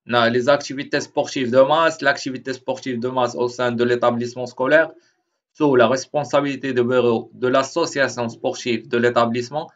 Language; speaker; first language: French; non-native, local second language; Arabic